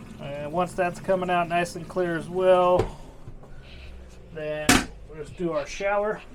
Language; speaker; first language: English; native; English